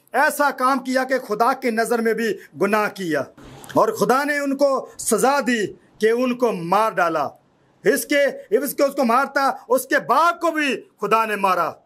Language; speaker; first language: Urdu; non-native, local second language; Punjabi